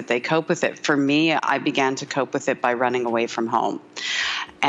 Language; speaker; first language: English; native; English